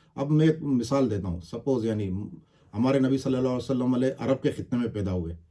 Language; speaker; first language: Urdu; non-native, local second language; Baluchi